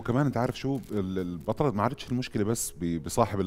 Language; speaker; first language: Arabic; native; Arabic